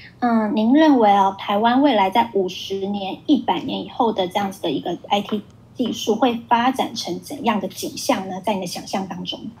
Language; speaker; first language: Chinese; native; Chinese